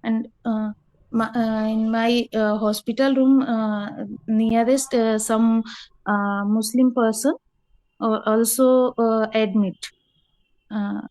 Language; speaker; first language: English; non-native, learner; Hindi